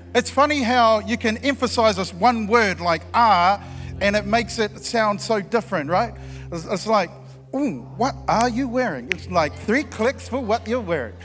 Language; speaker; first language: English; native; English